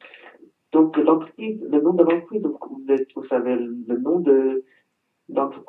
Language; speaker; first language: French; non-native, learner; Chinese